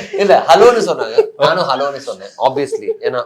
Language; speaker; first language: Tamil; non-native, fluent; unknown